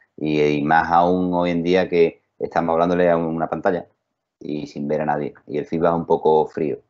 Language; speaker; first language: Spanish; native; Spanish